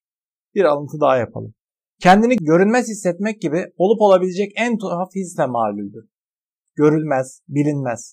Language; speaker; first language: Turkish; native; Turkish